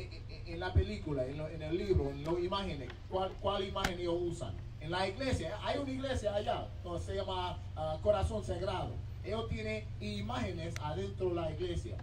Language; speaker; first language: Spanish; non-native, learner; English